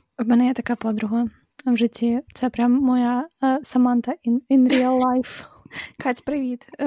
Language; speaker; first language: Ukrainian; non-native, local second language; Russian